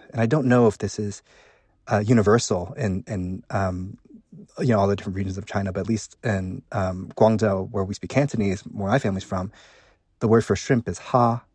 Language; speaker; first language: English; early bilingual, other home language; Cantonese